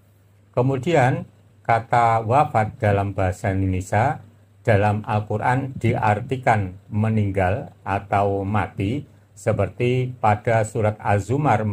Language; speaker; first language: Indonesian; native; Indonesian